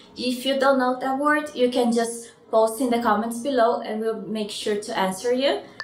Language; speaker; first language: English; non-native, fluent; Portuguese